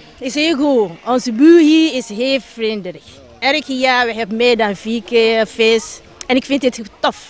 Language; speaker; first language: Dutch; non-native, learner; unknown